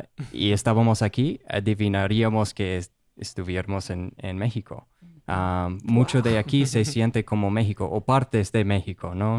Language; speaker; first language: Spanish; non-native, fluent; English